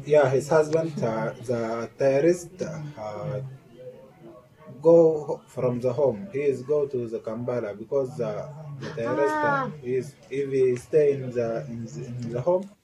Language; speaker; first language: English; non-native, learner; Arabic